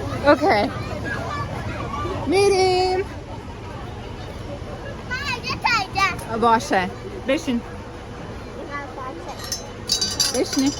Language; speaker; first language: Persian; non-native, learner; English